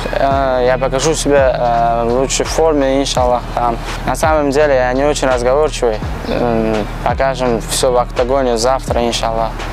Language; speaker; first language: Russian; non-native, local second language; Uzbek